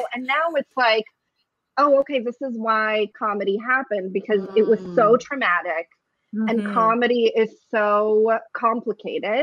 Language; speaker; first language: English; early bilingual, other home language; Russian